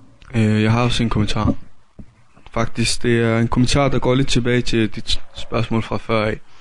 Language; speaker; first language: Danish; native; Danish